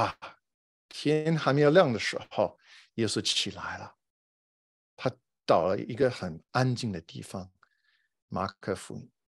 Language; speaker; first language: Chinese; non-native, fluent; English